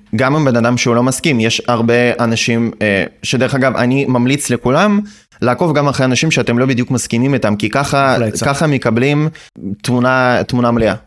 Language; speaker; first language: Hebrew; non-native, fluent; Russian